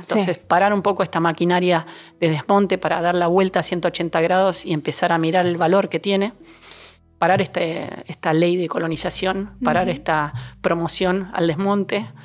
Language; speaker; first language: Spanish; native; Spanish